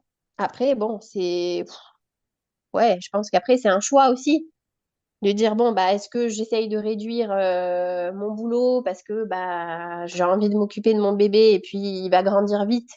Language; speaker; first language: French; native; French